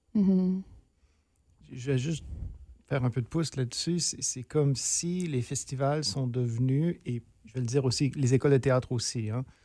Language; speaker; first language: French; native; French